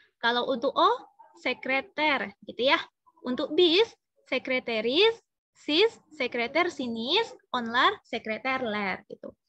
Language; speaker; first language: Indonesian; native; Indonesian